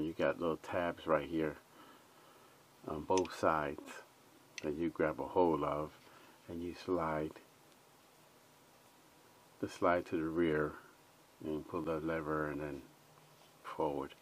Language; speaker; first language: English; native; English